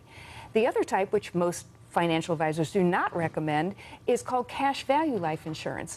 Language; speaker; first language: English; native; English